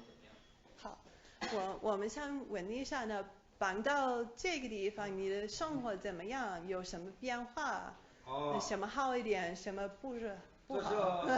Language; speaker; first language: Chinese; non-native, learner; English